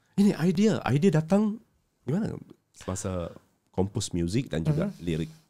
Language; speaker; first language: Malay; native; Malay